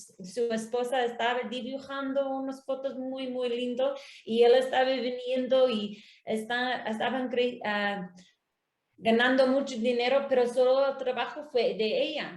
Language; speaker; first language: Spanish; non-native, learner; English